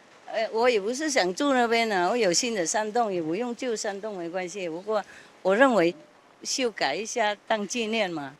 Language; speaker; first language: Chinese; non-native, fluent; Vietnamese